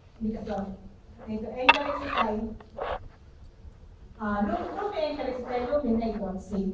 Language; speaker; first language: Finnish; non-native, learner; Filipino